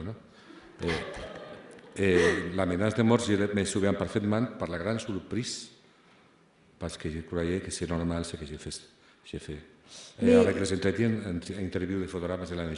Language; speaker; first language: French; non-native, fluent; Spanish